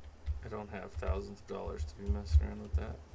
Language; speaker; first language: English; native; English